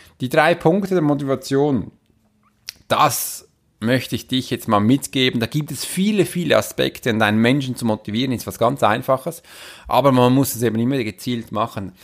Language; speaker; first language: German; native; German